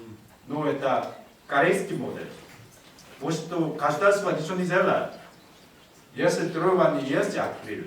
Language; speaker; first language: Russian; non-native, learner; Korean